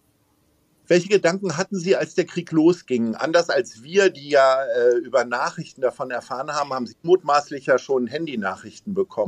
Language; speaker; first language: German; native; German